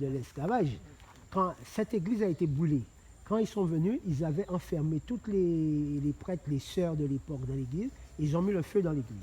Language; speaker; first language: French; non-native, local second language; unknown